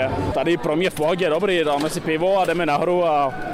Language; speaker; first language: Czech; early bilingual, heritage; Czech